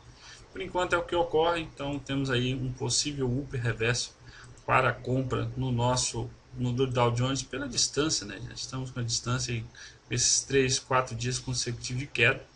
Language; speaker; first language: Portuguese; native; Portuguese